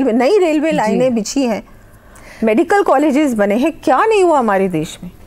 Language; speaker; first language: Hindi; native; Hindi